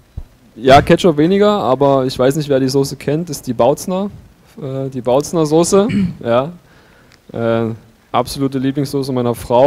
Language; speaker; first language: German; native; German